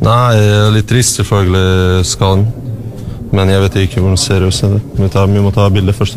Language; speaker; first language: Norwegian; non-native, learner; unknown